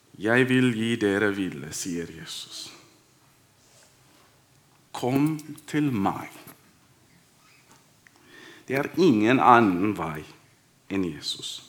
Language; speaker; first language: Norwegian; non-native, fluent; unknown